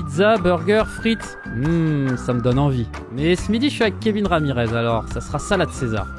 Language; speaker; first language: French; native; French